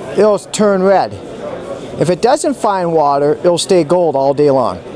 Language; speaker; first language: English; native; English